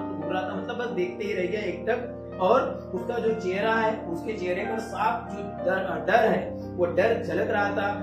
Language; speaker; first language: Hindi; native; Hindi